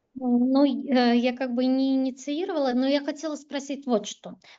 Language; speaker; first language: Russian; native; Russian